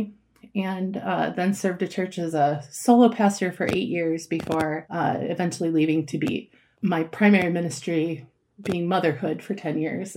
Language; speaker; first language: English; native; English